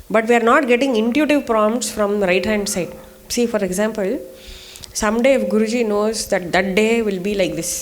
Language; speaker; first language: English; non-native, local second language; Kannada